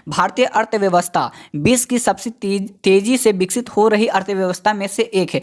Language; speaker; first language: Hindi; native; Hindi